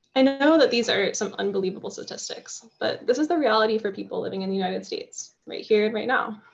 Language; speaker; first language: English; native; English